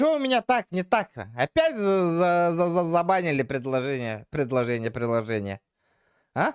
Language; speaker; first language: Russian; native; Russian